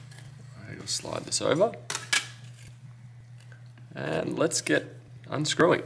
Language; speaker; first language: English; native; English